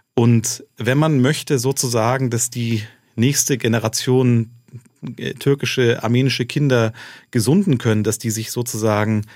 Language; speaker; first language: German; native; German